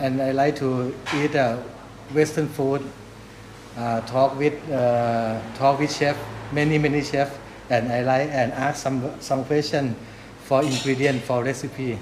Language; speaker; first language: English; non-native, learner; Thai